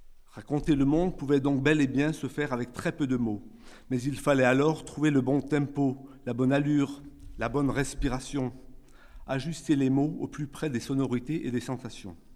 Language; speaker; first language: French; native; French